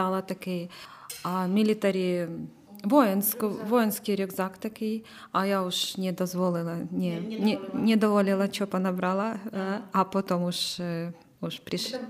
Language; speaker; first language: Slovak; non-native, learner; Ukrainian